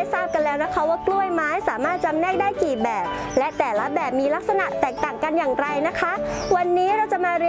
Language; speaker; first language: Thai; native; Thai